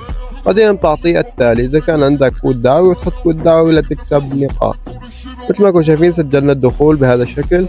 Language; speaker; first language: Arabic; native; Arabic